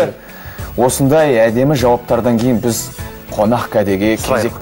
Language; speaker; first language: Kazakh; native; Kazakh